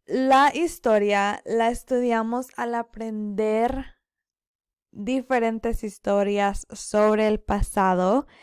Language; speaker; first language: Spanish; early bilingual, other home language; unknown